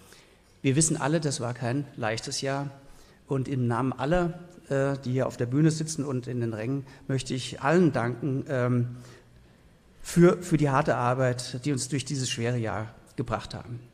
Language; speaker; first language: German; native; German